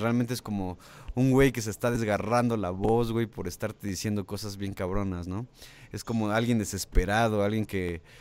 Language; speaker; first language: Spanish; native; Spanish